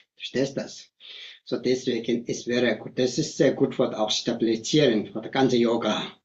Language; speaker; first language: German; non-native, fluent; Tibetan